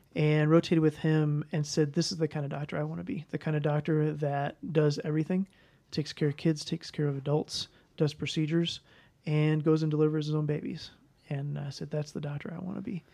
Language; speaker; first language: English; native; English